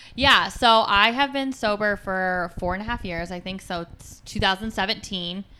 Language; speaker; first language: English; native; English